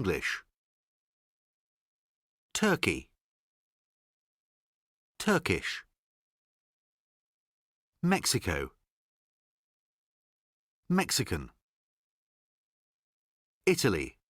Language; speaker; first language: English; non-native, learner; Spanish